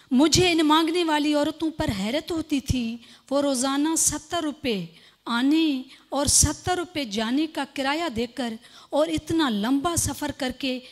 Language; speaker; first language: Urdu; non-native, local second language; Sindhi